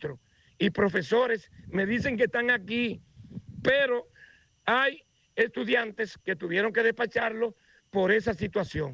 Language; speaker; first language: Spanish; native; Spanish